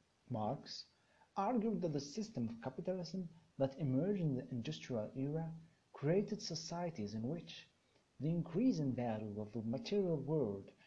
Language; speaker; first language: English; non-native, fluent; Arabic